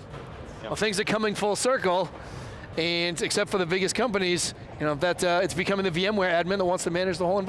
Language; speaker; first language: English; native; English